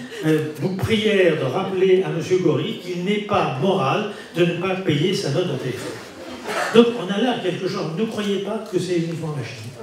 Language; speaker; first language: French; native; French